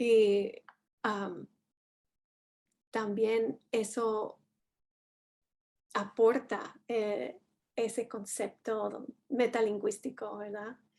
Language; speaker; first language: Spanish; non-native, fluent; English